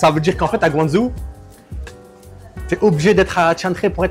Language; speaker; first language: French; native; French